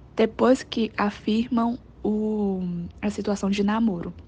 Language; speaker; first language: Portuguese; non-native, fluent; Chinese